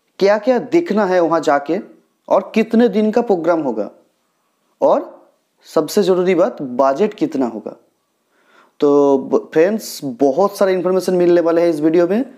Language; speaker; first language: Hindi; non-native, local second language; Bangla